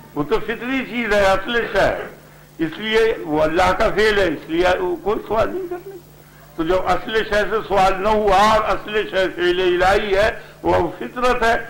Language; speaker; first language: Urdu; native; Urdu